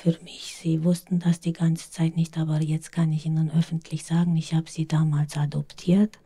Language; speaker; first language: German; non-native, fluent; Romanian